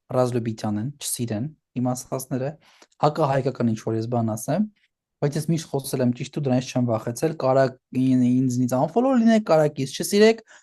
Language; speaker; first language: Armenian; early bilingual, heritage; Armenian